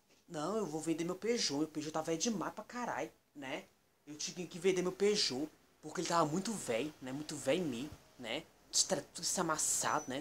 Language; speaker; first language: Portuguese; native; Portuguese